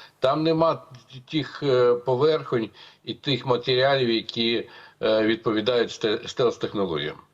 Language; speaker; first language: Ukrainian; non-native, local second language; Russian